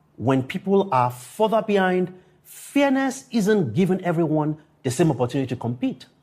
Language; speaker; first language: English; non-native, local second language; Yoruba